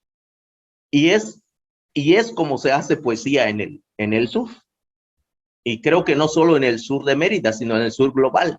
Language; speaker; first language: Spanish; non-native, local second language; Yucateco